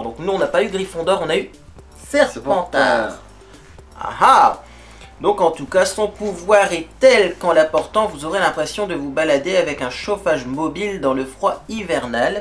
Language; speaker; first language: French; native; French